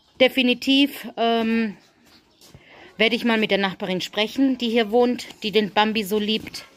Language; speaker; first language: German; native; German